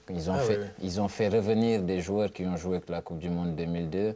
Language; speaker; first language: French; non-native, local second language; Wolof